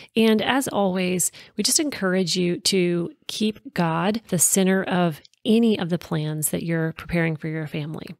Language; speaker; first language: English; native; English